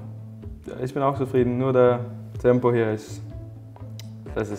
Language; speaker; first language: German; non-native, learner; Danish